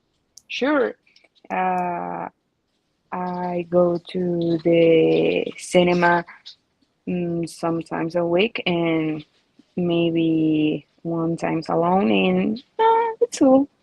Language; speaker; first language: English; non-native, learner; Spanish